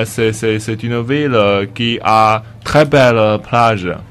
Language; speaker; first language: French; non-native, learner; Chinese